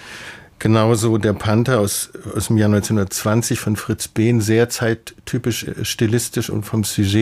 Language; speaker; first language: German; native; German